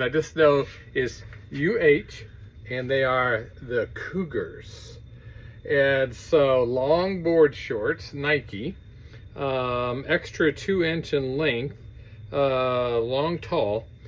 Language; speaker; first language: English; native; English